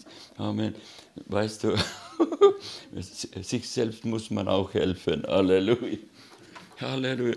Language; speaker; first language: German; non-native, learner; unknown